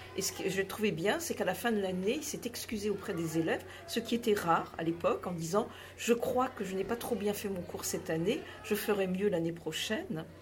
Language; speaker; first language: French; native; French